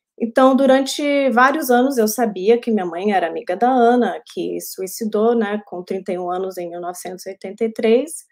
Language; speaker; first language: Portuguese; early bilingual, heritage; Portuguese